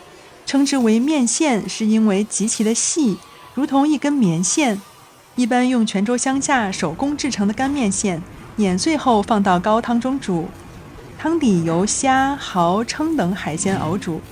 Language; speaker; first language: Chinese; native; Chinese